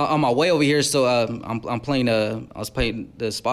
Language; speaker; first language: English; native; English